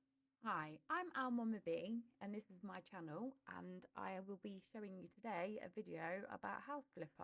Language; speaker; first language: English; native; English